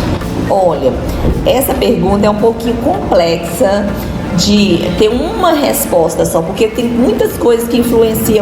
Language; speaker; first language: Portuguese; native; Portuguese